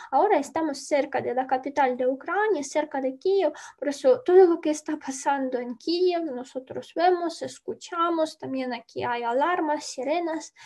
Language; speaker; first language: Spanish; non-native, learner; Ukrainian